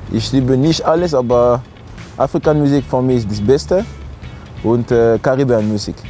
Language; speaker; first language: German; non-native, learner; French